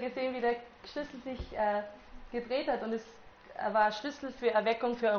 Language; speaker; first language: German; native; German